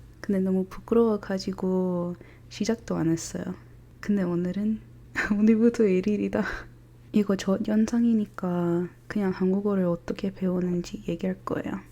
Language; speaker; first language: Korean; non-native, fluent; English